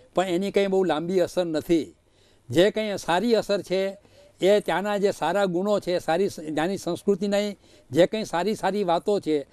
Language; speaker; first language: Gujarati; native; Gujarati